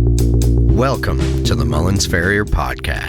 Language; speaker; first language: English; native; English